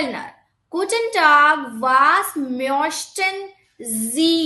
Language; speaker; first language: German; non-native, fluent; Hindi